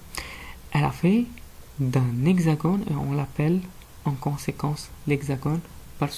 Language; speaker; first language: French; non-native, fluent; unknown